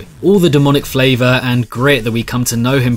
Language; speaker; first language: English; native; English